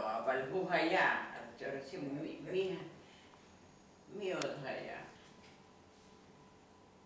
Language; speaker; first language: Hebrew; non-native, fluent; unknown